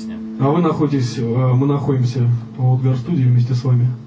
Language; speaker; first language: Russian; native; Russian